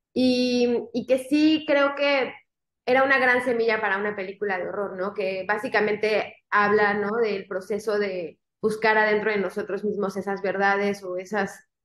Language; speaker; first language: Spanish; native; Spanish